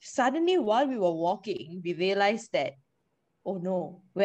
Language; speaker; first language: English; non-native, local second language; Tamil